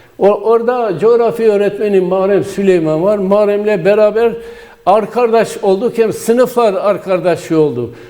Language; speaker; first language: Turkish; native; Turkish